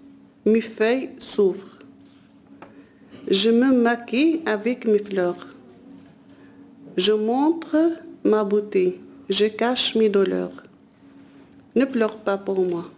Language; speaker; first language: French; non-native, learner; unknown